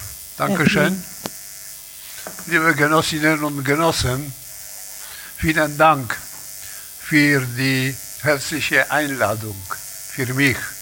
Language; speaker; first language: German; non-native, learner; Polish